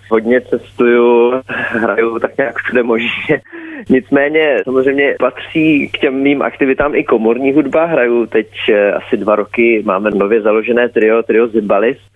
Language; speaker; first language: Czech; native; Czech